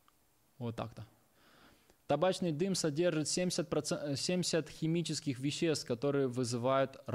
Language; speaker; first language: Russian; native; Russian